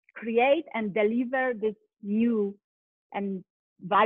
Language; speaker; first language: English; non-native, fluent; Polish